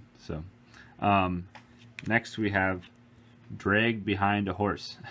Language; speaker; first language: English; native; English